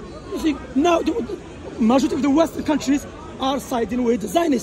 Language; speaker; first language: English; non-native, fluent; Arabic